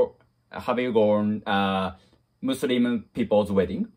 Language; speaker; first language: English; non-native, learner; Japanese